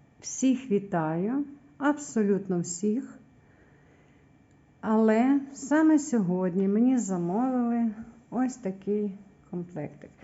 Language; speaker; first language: Ukrainian; native; Ukrainian